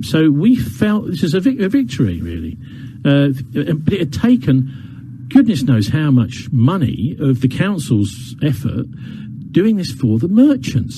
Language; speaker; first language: English; native; English